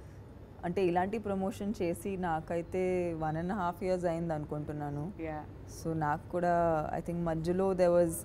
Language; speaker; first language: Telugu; non-native, fluent; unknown